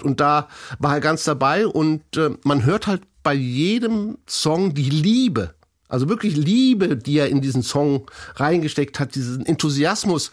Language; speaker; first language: German; native; German